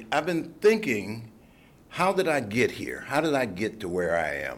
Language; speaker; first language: English; native; English